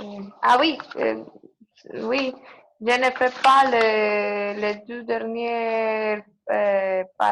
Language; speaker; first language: French; non-native, learner; Spanish